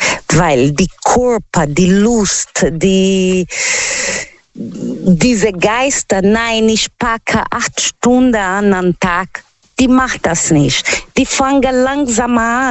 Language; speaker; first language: German; non-native, learner; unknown